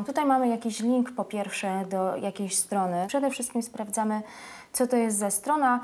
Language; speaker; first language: Polish; native; Polish